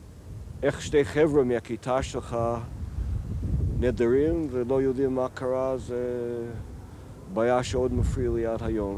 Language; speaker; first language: Hebrew; non-native, fluent; English